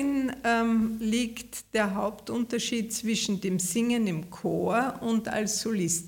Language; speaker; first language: German; native; German